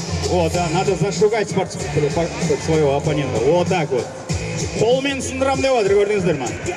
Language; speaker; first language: Russian; non-native, local second language; Kazakh